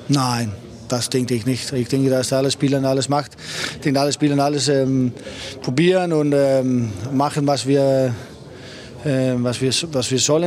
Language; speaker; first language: German; non-native, learner; Danish